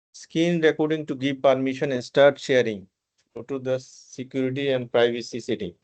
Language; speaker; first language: English; non-native, local second language; Bangla